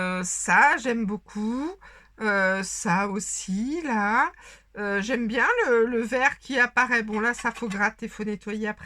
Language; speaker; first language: French; native; French